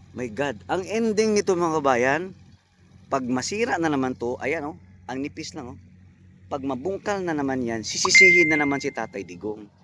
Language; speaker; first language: Filipino; non-native, local second language; Cebuano